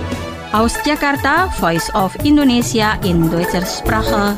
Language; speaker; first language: German; non-native, fluent; Indonesian